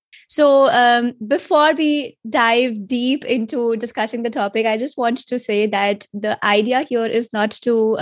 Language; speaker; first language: English; non-native, local second language; Hindi